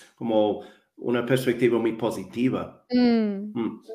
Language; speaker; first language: Spanish; non-native, fluent; English